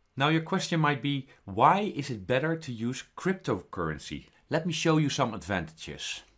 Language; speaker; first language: English; non-native, fluent; Dutch